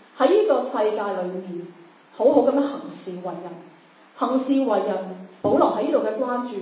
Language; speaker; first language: Chinese; non-native, local second language; Cantonese